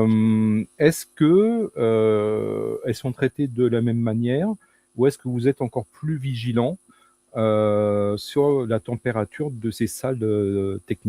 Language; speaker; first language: French; native; French